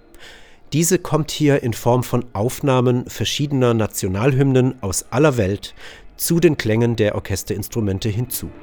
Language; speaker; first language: German; native; German